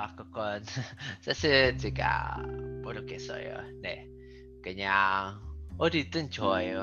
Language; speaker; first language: Korean; non-native, learner; Indonesian